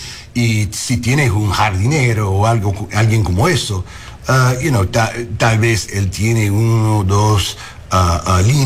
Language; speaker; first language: Spanish; non-native, learner; English